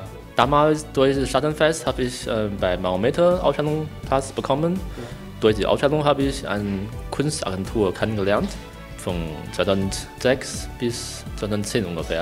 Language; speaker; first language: German; non-native, learner; Chinese